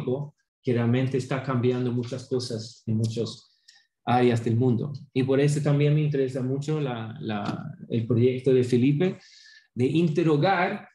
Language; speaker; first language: Spanish; non-native, fluent; Swedish